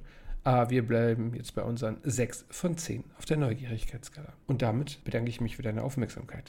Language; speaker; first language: German; native; German